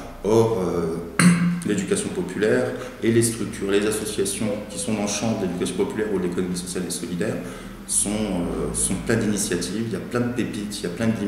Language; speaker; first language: French; native; French